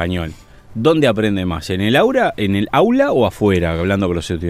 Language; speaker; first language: Spanish; native; Spanish